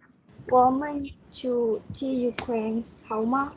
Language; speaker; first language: Chinese; non-native, learner; Malay